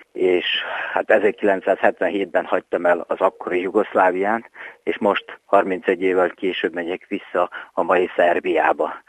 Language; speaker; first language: Hungarian; native; Hungarian